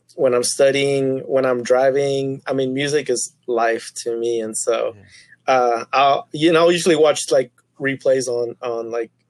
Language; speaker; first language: English; native; English